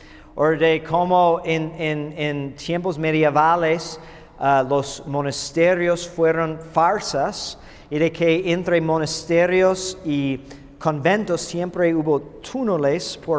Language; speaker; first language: Spanish; non-native, fluent; English